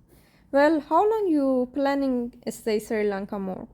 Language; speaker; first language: English; non-native, learner; Persian